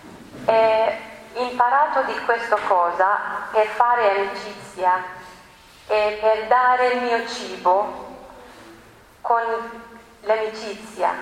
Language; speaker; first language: Italian; non-native, learner; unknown